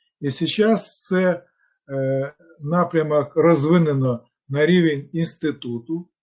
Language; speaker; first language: Ukrainian; non-native, local second language; Russian